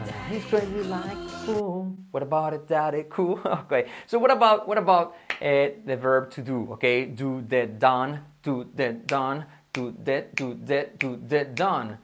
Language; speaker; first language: English; non-native, fluent; Spanish